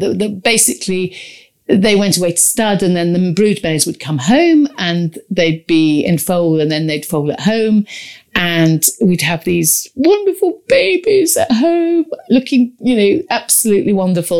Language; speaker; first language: English; native; English